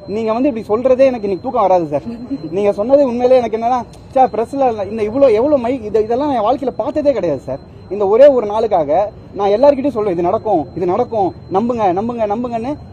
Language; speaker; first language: Tamil; native; Tamil